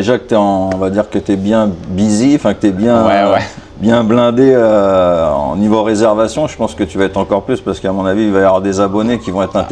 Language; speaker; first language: French; native; French